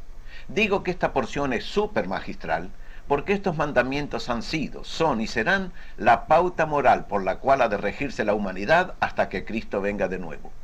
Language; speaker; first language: Spanish; native; Spanish